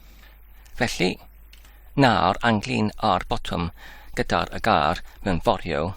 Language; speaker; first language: Welsh; non-native, learner; English